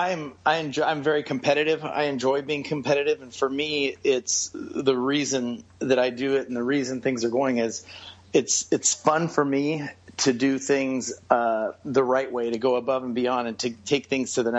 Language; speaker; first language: English; native; English